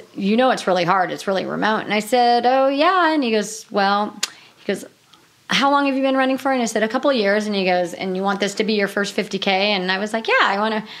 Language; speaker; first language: English; native; English